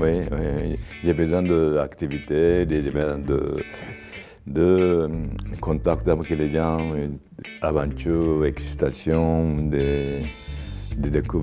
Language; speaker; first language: French; non-native, fluent; Japanese